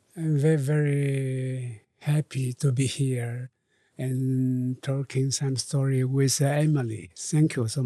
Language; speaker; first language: English; non-native, learner; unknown